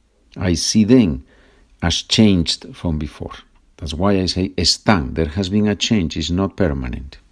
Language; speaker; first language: English; non-native, fluent; Spanish